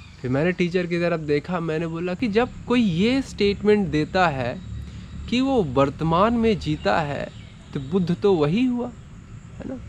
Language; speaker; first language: Hindi; native; Hindi